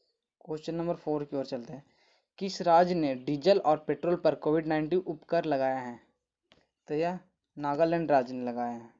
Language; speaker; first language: Hindi; native; Hindi